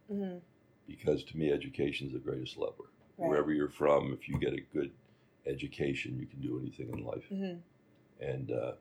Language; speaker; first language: English; native; English